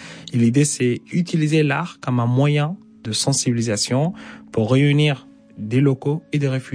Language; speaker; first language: French; non-native, fluent; Arabic